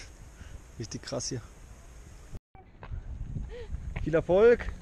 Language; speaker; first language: German; native; German